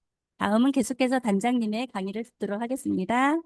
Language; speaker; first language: Korean; native; Korean